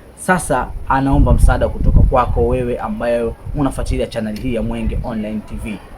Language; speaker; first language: Swahili; native; Swahili